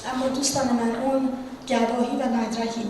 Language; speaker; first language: Persian; native; Persian